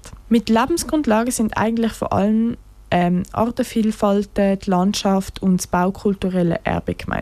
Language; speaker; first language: German; native; German